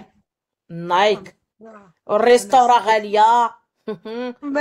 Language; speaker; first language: Arabic; native; Arabic